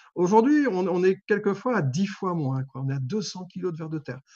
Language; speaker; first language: French; native; French